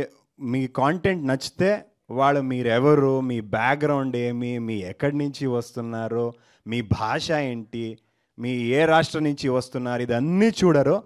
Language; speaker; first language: Telugu; non-native, learner; Kannada